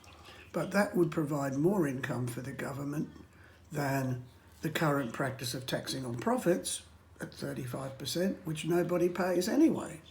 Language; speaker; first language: English; native; English